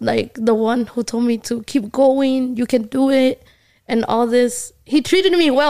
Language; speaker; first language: English; native; English